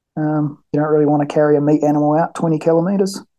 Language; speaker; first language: English; native; English